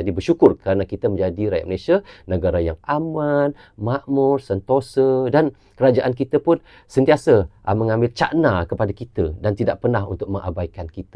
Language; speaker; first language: Malay; native; Malay